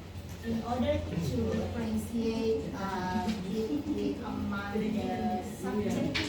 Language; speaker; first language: English; non-native, fluent; Indonesian